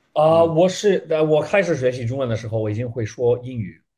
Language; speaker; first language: Chinese; non-native, fluent; Italian